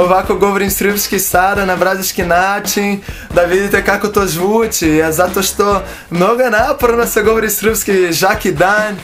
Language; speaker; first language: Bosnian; non-native, fluent; Portuguese